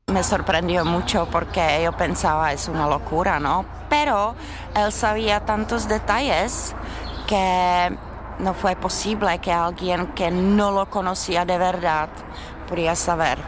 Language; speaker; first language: Spanish; non-native, fluent; Czech